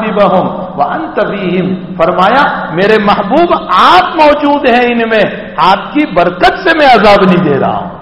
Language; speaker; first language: Urdu; non-native, local second language; Gujarati